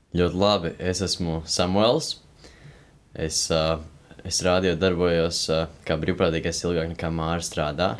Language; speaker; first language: Latvian; native; Latvian